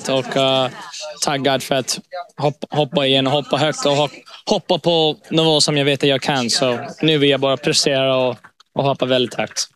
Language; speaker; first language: Swedish; early bilingual, heritage; English